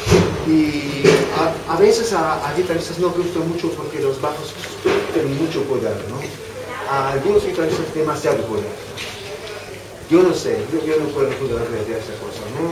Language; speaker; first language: Spanish; non-native, fluent; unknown